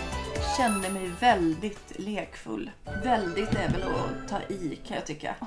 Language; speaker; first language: Swedish; native; Swedish